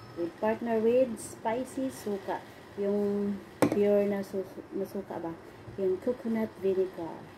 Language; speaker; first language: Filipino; non-native, local second language; Cebuano